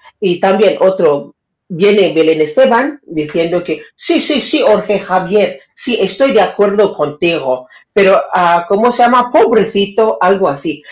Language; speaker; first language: Spanish; non-native, fluent; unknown